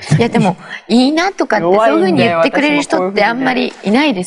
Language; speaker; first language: Japanese; native; Japanese